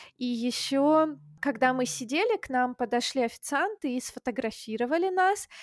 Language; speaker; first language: Russian; native; Russian